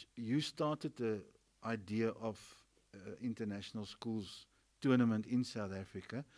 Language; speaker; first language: English; non-native, local second language; Afrikaans